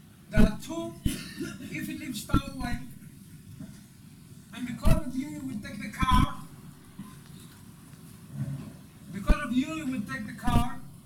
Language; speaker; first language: English; non-native, fluent; Hebrew